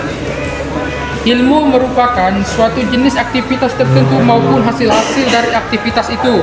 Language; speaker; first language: Indonesian; non-native, local second language; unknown